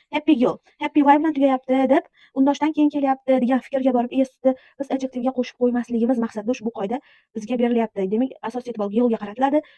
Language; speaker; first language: Uzbek; native; Uzbek